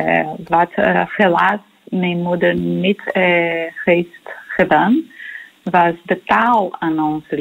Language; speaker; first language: Dutch; non-native, local second language; Portuguese